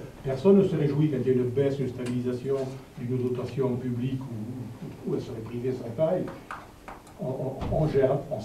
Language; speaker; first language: French; native; French